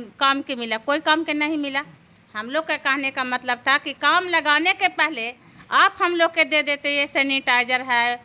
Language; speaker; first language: Hindi; native; Hindi